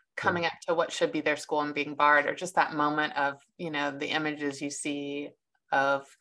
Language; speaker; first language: English; native; English